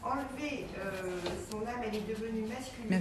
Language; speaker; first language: French; native; French